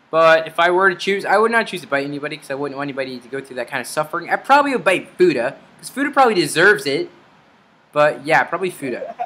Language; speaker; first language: English; native; English